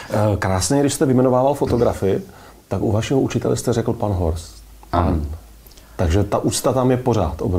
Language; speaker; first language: Czech; native; Czech